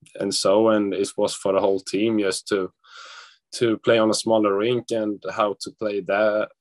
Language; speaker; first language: English; non-native, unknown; Swedish